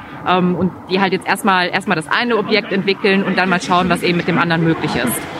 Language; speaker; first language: German; native; German